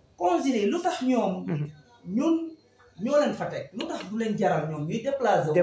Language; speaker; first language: Wolof; non-native, local second language; Fula